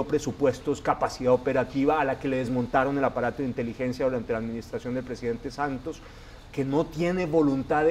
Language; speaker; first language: Spanish; native; Spanish